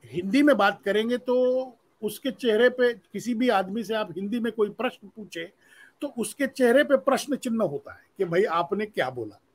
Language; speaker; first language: Hindi; non-native, local second language; Marathi